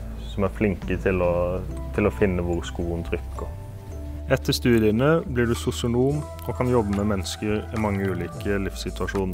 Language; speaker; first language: Norwegian; native; Norwegian